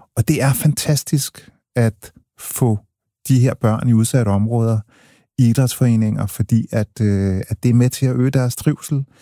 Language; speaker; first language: Danish; early bilingual, other home language; English